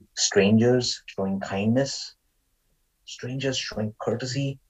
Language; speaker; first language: English; non-native, local second language; Marathi